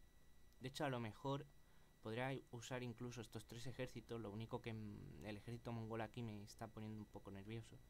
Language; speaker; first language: Spanish; native; Spanish